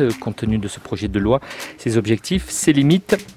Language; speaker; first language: French; native; French